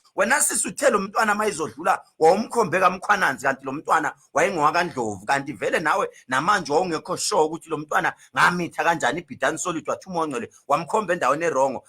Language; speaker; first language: Zulu; native; Zulu